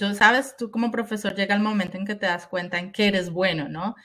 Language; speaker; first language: Spanish; native; Spanish